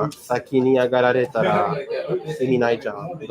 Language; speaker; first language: Japanese; non-native, learner; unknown